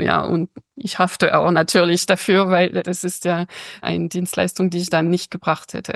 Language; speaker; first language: German; non-native, fluent; French